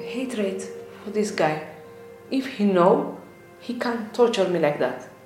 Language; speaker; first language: English; non-native, learner; Tigrinya